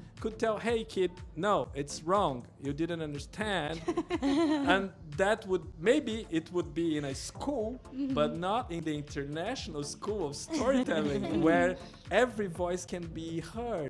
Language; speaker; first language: English; non-native, fluent; Portuguese